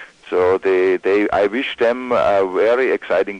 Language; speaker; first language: English; non-native, fluent; German